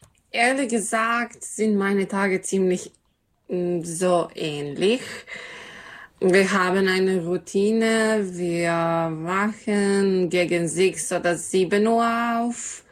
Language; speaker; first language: German; non-native, learner; Serbian